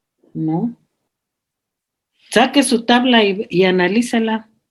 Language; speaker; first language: Spanish; native; Spanish